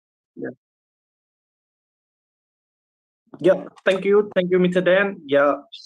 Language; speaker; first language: English; non-native, learner; Vietnamese